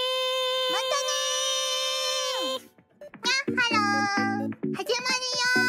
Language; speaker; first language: Japanese; native; Japanese